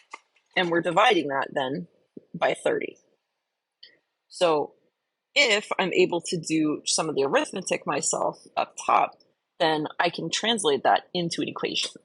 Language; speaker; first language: English; native; English